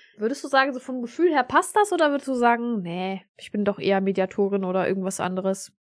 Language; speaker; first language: German; early bilingual, other home language; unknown